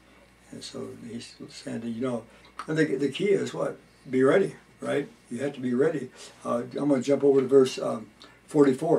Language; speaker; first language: English; native; English